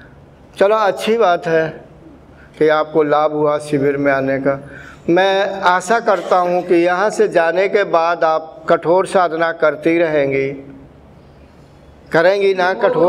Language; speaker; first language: Hindi; native; Hindi